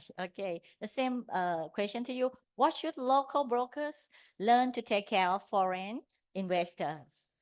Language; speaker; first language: English; non-native, learner; Thai